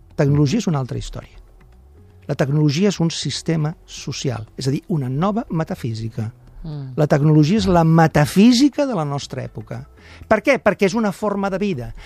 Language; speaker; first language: Catalan; native; Catalan